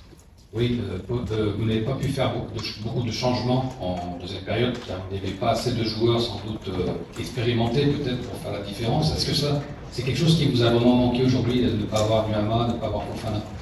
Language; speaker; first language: French; native; French